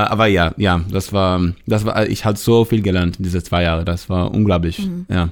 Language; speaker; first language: German; non-native, learner; Hebrew